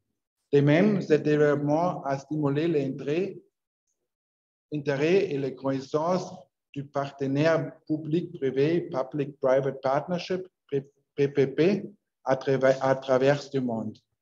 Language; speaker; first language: French; non-native, learner; Spanish